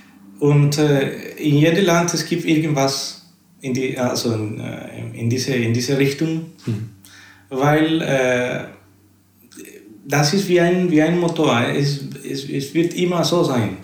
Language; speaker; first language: German; non-native, fluent; Spanish